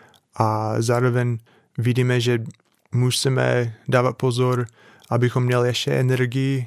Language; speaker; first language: Czech; non-native, fluent; English